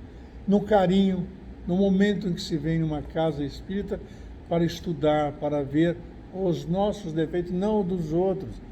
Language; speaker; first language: Portuguese; native; Portuguese